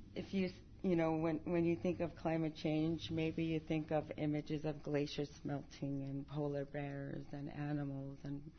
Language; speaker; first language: English; early bilingual, other home language; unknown